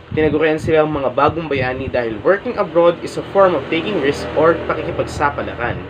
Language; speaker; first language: Filipino; native; Filipino